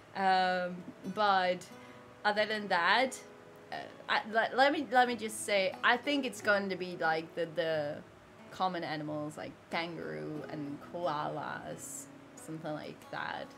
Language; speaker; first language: English; non-native, fluent; Dutch